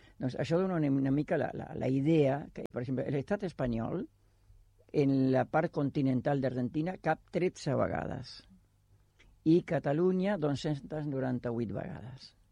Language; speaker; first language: Catalan; non-native, fluent; Spanish